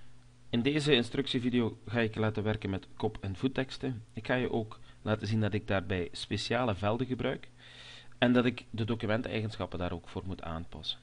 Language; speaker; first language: Dutch; native; Dutch